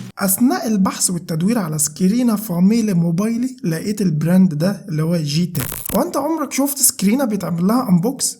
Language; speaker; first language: Arabic; native; Arabic